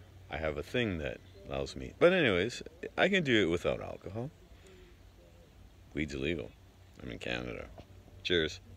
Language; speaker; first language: English; native; English